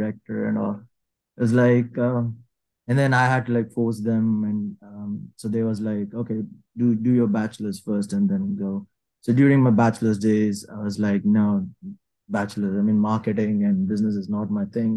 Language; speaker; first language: English; non-native, local second language; Telugu